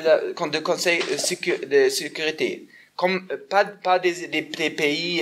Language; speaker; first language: French; non-native, fluent; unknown